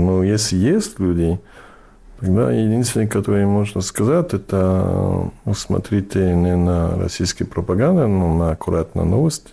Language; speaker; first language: Russian; non-native, fluent; English